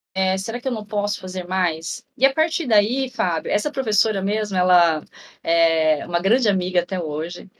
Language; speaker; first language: Portuguese; native; Portuguese